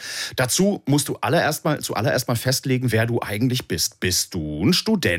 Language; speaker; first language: German; native; German